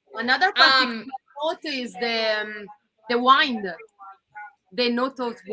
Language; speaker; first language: English; non-native, learner; Italian